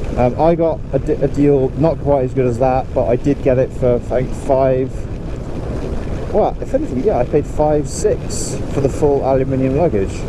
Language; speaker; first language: English; native; English